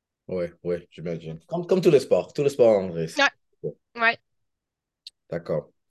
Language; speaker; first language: French; non-native, learner; English